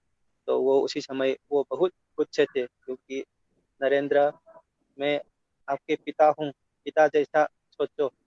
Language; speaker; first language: Hindi; non-native, local second language; Manipuri